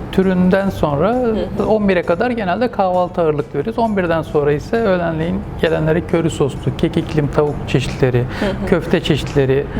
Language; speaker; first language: Turkish; native; Turkish